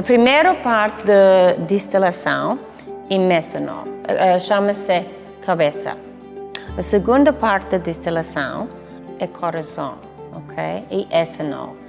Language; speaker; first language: Portuguese; non-native, learner; English